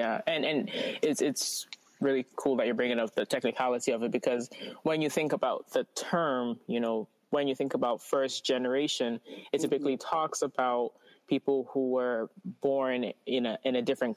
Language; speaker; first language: English; non-native, local second language; Akan